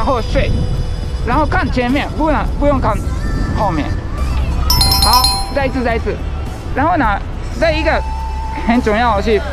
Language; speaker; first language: Chinese; non-native, learner; Japanese